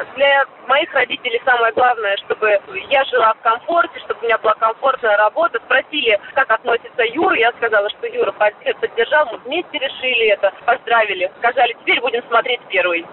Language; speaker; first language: Russian; native; Russian